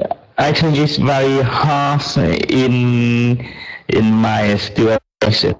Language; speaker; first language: English; non-native, learner; Vietnamese